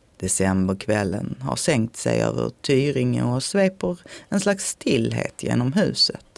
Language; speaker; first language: Swedish; native; Swedish